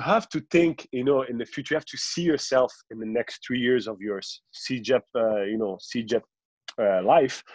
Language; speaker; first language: English; non-native, local second language; French